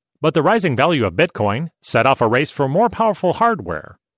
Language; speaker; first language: English; native; English